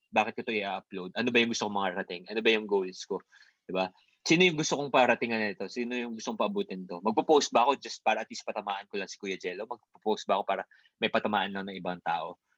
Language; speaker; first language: Filipino; non-native, local second language; Bikol